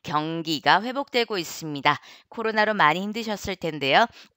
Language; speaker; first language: Korean; native; Korean